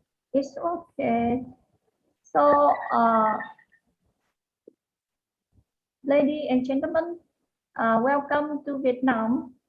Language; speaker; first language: English; non-native, learner; Vietnamese